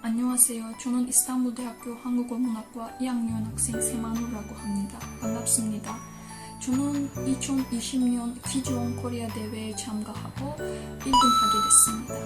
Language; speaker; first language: Korean; non-native, learner; Turkish